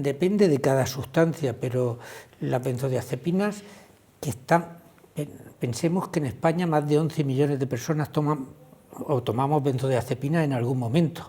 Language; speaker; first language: Spanish; native; Spanish